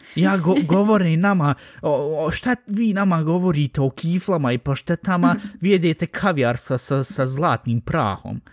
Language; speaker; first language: Bosnian; native; Bosnian